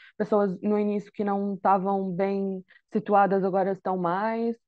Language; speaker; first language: Portuguese; non-native, fluent; Arabic